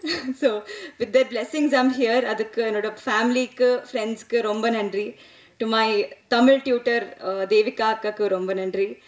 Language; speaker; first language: Tamil; non-native, learner; Telugu